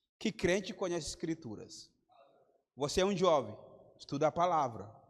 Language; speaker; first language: Portuguese; non-native, fluent; Mandingo